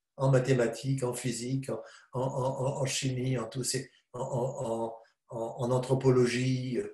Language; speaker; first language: French; native; French